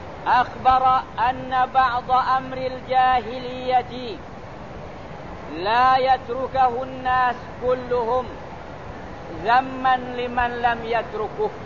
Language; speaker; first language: Arabic; non-native, fluent; Malay